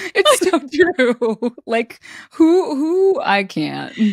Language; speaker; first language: English; early bilingual, other home language; Hindi